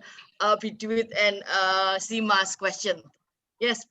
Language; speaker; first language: English; non-native, fluent; Indonesian